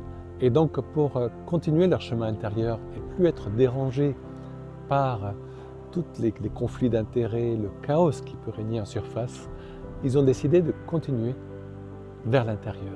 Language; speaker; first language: French; native; French